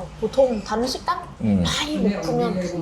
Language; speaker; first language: Korean; non-native, learner; Vietnamese